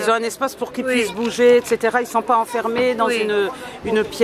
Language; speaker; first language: French; native; French